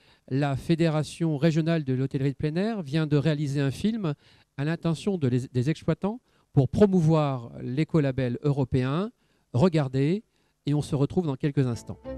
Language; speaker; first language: French; native; French